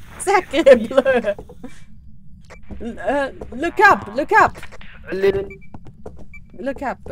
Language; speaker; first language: French; non-native, learner; German